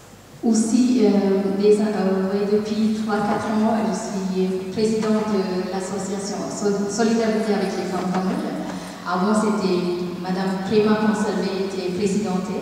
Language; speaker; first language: French; non-native, learner; Tamil